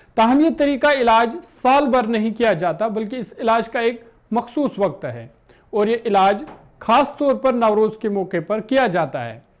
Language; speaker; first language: Urdu; non-native, local second language; Kashmiri